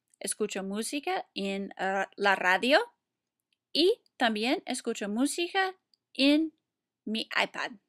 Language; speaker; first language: Spanish; non-native, fluent; English